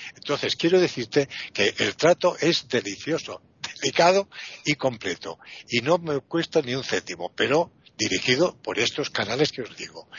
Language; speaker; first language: Spanish; non-native, fluent; Italian